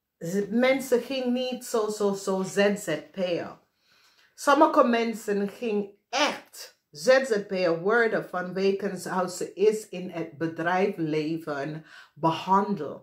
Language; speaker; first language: Dutch; non-native, fluent; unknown